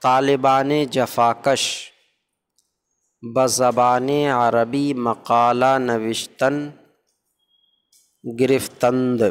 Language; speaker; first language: Persian; non-native, fluent; Urdu